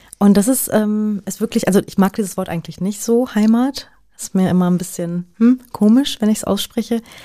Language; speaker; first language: German; native; German